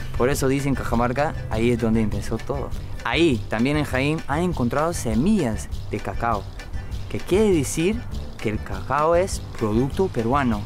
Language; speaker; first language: Spanish; non-native, fluent; English